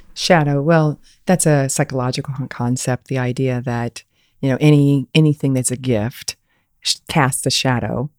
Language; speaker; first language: English; native; English